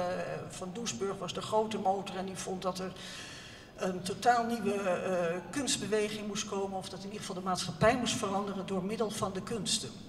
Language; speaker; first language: Dutch; native; Dutch